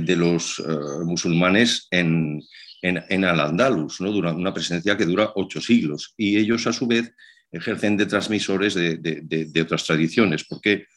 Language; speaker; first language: Spanish; native; Spanish